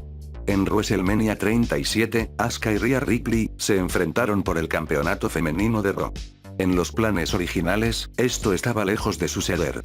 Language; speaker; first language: Spanish; native; Spanish